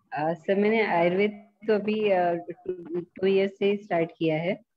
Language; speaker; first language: Hindi; native; Hindi